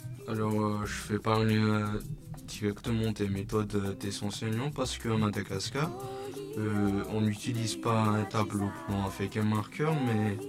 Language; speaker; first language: French; non-native, local second language; Malagasy